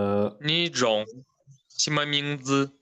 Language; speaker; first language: Chinese; non-native, learner; Kyrgyz